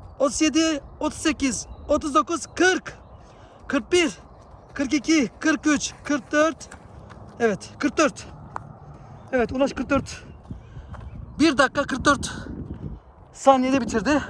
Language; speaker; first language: Turkish; early bilingual, heritage; Turkish